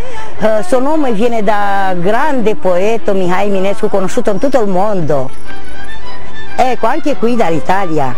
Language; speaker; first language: Italian; non-native, learner; Romanian